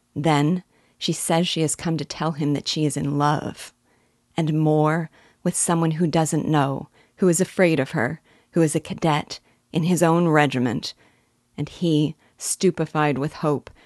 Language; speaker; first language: English; native; English